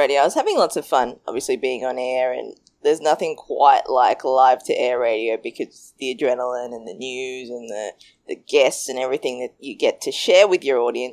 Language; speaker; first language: English; native; English